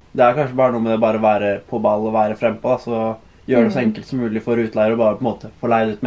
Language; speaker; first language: Norwegian; native; Norwegian